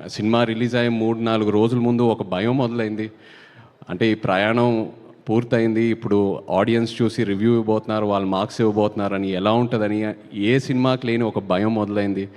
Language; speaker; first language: Telugu; native; Telugu